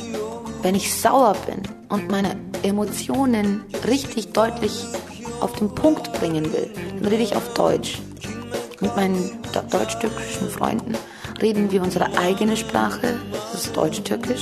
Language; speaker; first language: German; early bilingual, other home language; Turkish